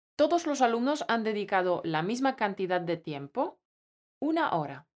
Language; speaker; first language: Spanish; non-native, fluent; Polish